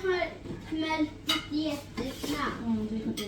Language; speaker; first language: Swedish; early bilingual, other home language; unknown